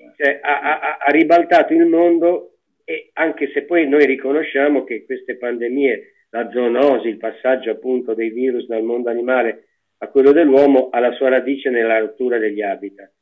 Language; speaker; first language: Italian; native; Italian